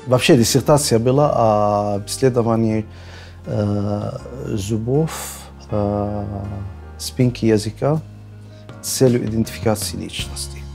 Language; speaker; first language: Russian; non-native, fluent; Arabic